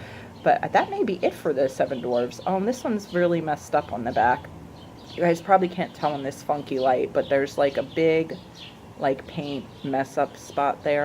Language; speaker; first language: English; native; English